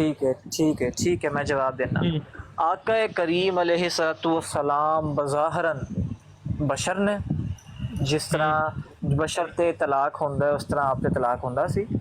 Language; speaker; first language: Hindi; non-native, local second language; Punjabi